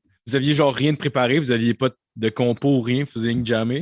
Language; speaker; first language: French; native; French